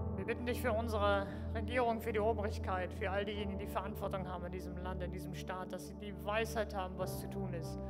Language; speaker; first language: German; native; German